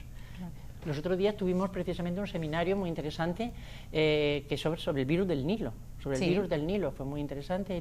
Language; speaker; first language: Spanish; native; Spanish